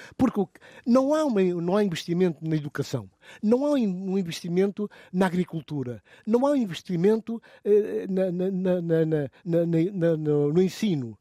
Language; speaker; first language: Portuguese; non-native, local second language; Upper Guinea Crioulo